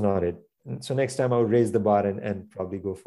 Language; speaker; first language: English; non-native, local second language; Gujarati